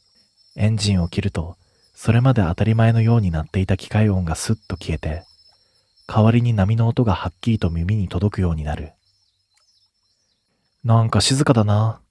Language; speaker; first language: Japanese; native; Japanese